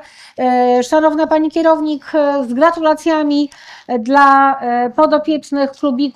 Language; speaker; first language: Polish; native; Polish